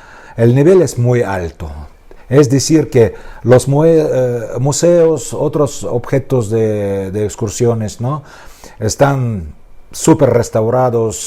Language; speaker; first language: Spanish; non-native, fluent; Russian